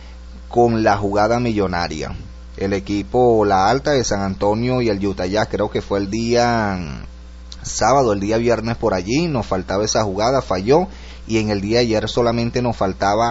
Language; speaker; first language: Spanish; native; Spanish